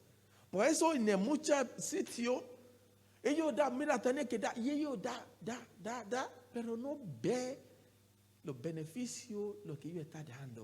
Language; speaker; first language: Spanish; non-native, learner; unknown